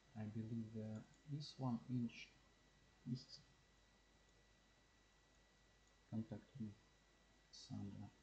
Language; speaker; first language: English; non-native, learner; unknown